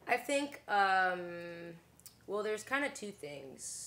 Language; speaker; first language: English; native; English